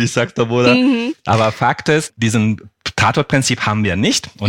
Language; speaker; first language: German; non-native, fluent; Turkish